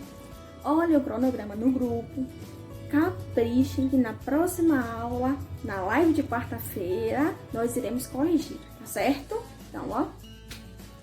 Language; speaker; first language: Portuguese; native; Portuguese